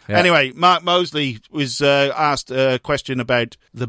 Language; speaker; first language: English; native; English